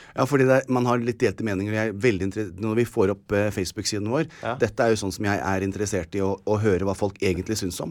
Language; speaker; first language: Norwegian; native; Norwegian